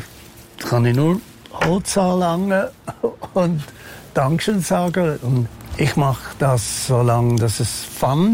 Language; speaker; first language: German; non-native, fluent; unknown